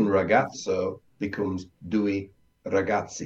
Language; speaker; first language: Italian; non-native, learner; English